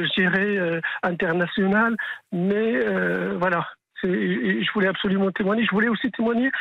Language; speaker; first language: French; non-native, local second language; Arabic